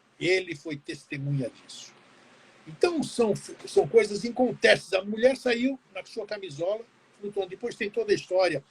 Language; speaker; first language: Portuguese; early bilingual, other home language; Greek